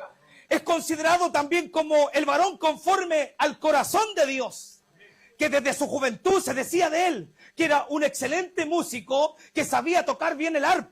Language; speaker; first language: Spanish; native; Spanish